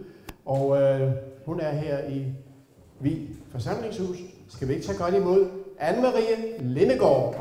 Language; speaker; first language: Danish; native; Danish